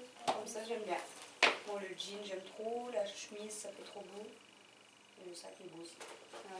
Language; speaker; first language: French; native; French